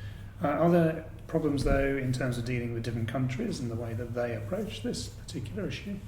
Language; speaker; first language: English; native; English